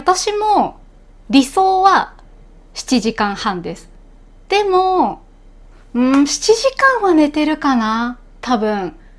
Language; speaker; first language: Japanese; native; Japanese